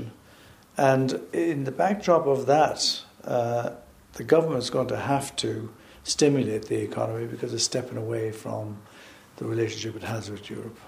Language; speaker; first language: English; native; English